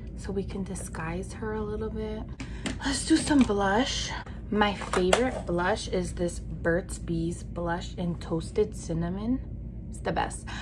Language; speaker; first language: English; native; English